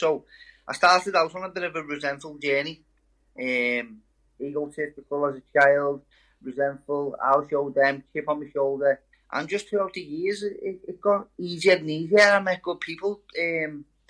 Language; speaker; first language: English; native; English